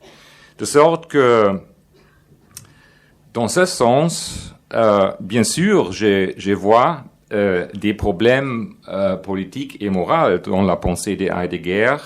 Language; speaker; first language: French; non-native, fluent; German